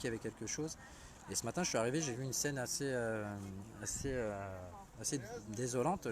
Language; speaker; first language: French; native; French